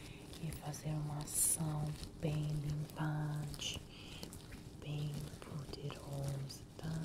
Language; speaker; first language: Portuguese; non-native, fluent; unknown